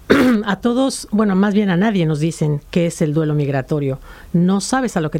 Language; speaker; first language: Spanish; native; Spanish